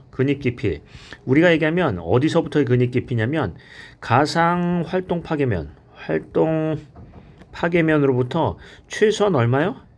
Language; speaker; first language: Korean; native; Korean